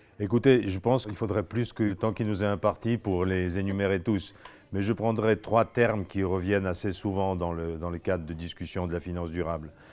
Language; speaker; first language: French; non-native, fluent; Polish